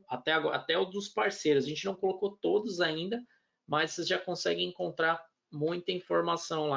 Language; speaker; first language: Portuguese; native; Portuguese